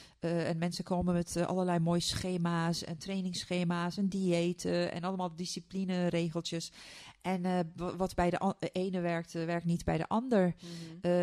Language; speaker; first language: Dutch; non-native, fluent; Turkish